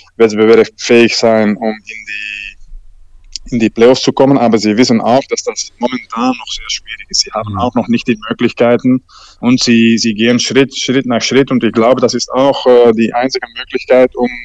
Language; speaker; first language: German; non-native, learner; Dutch